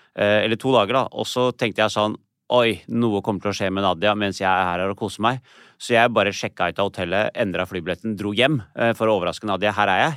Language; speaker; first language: Norwegian; early bilingual, other home language; Punjabi